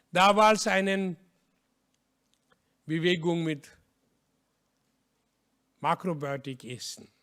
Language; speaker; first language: German; non-native, learner; Hindi